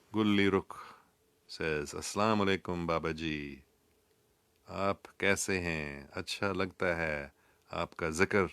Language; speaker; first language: Hindi; non-native, local second language; English